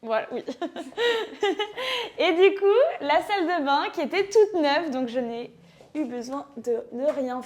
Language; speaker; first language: French; native; French